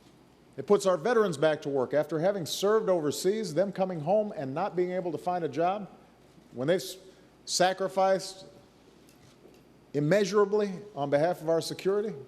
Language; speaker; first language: English; native; English